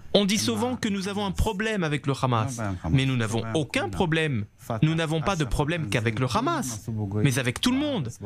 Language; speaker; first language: French; non-native, fluent; Arabic